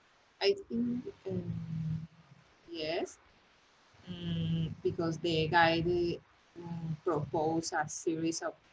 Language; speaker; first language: English; non-native, learner; Spanish